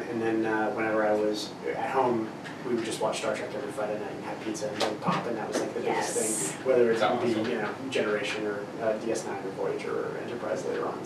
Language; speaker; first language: English; native; English